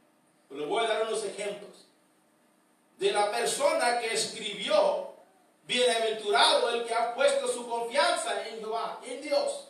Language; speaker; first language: Spanish; early bilingual, heritage; Spanish